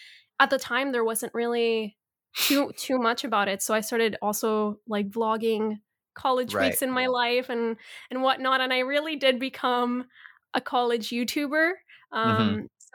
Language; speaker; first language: English; early bilingual, other home language; Spanish